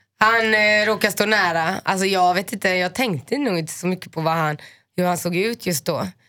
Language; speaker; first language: Swedish; native; Swedish